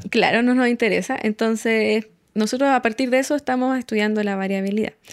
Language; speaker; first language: Spanish; native; Spanish